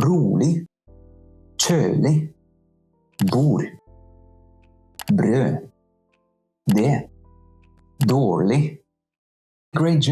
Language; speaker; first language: Norwegian; non-native, learner; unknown